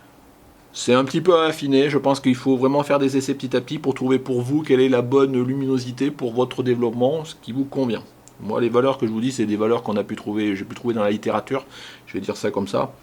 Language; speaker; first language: French; native; French